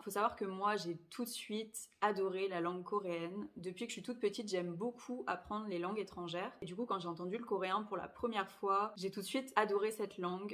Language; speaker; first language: French; native; French